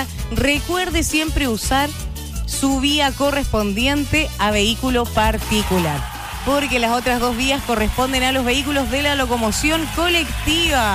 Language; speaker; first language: Spanish; native; Spanish